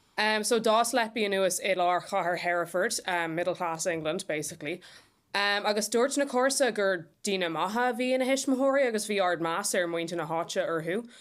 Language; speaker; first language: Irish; non-native, local second language; English